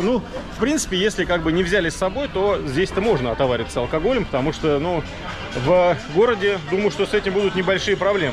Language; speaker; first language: Russian; native; Russian